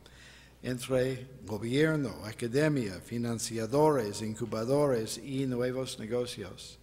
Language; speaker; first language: Spanish; non-native, fluent; English